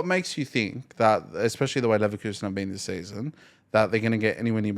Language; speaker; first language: English; native; English